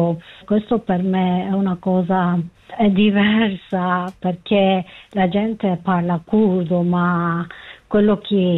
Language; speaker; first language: Italian; non-native, learner; Kurdish